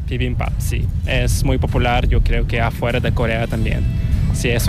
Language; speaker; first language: Spanish; non-native, fluent; Korean